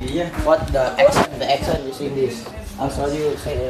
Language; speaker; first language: English; non-native, learner; Indonesian